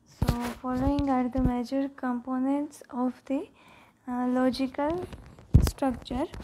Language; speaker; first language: English; non-native, local second language; Gujarati